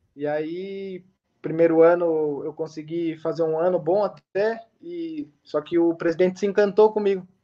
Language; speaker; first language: Portuguese; native; Portuguese